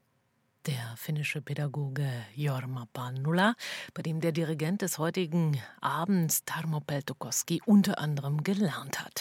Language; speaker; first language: German; native; German